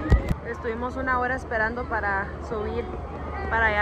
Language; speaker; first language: Spanish; early bilingual, other home language; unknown